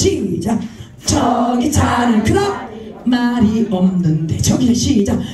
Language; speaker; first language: Korean; native; Korean